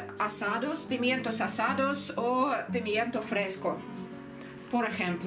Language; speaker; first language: Spanish; non-native, learner; Russian